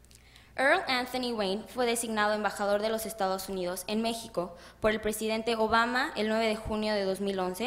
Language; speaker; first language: Spanish; native; Spanish